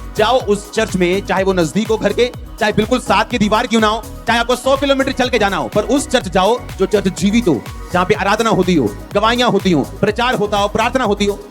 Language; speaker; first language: Hindi; non-native, local second language; Punjabi